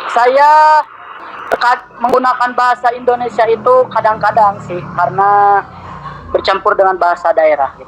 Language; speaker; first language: Indonesian; non-native, local second language; Sundanese